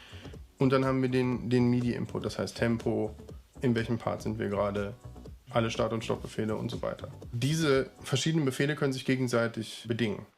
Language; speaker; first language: German; native; German